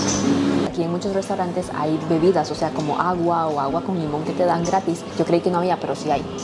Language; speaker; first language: Spanish; native; Spanish